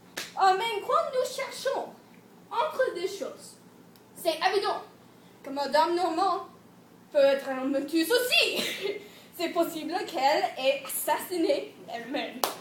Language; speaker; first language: French; non-native, learner; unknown